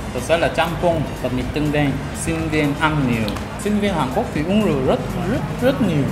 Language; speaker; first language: Vietnamese; non-native, fluent; Korean